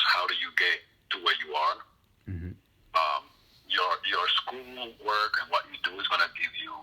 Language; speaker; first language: English; non-native, fluent; Spanish